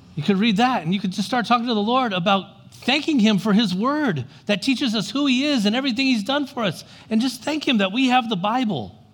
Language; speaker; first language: English; native; English